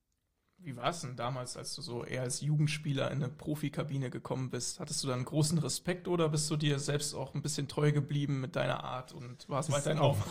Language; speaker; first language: German; native; German